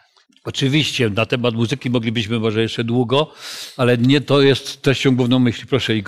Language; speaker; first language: Polish; native; Polish